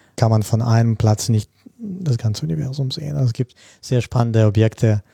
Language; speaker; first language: German; non-native, fluent; Russian